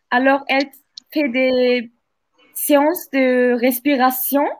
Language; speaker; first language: French; non-native, fluent; Turkish